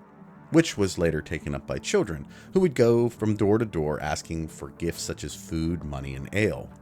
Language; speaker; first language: English; native; English